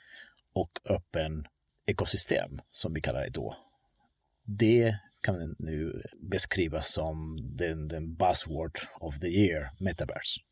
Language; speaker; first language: Swedish; non-native, fluent; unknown